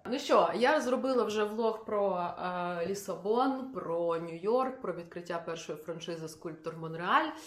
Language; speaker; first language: Ukrainian; non-native, local second language; Russian